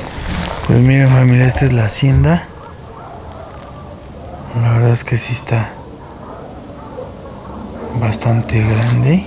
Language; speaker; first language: Spanish; native; Spanish